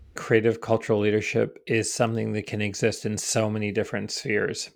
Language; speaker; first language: English; native; English